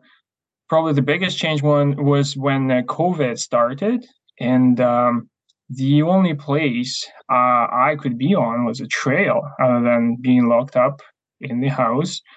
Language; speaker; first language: English; non-native, fluent; Ukrainian